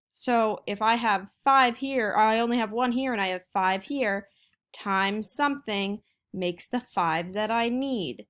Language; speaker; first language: English; native; English